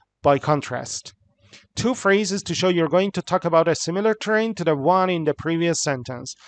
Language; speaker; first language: English; non-native, fluent; Persian